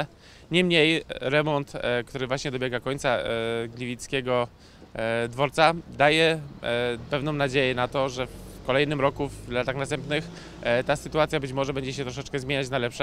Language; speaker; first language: Polish; native; Polish